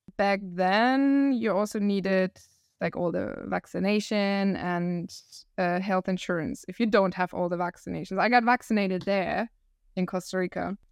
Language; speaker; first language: English; non-native, fluent; German